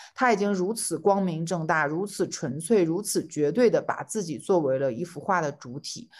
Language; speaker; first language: Chinese; native; Chinese